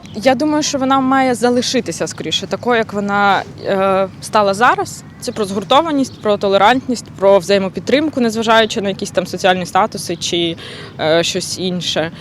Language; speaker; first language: Ukrainian; non-native, local second language; Russian